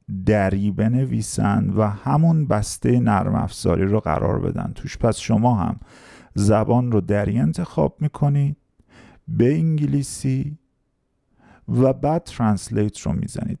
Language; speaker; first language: Persian; native; Persian